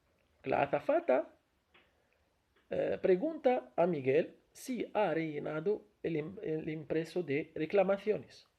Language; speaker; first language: Spanish; non-native, fluent; Arabic